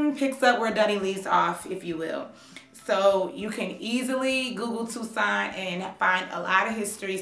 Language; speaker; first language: English; native; English